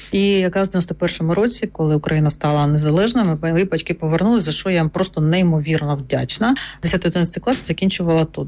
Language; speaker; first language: Ukrainian; non-native, local second language; Russian